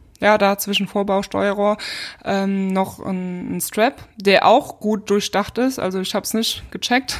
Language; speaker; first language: German; native; German